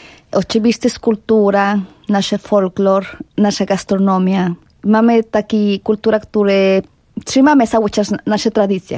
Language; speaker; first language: Polish; non-native, fluent; Spanish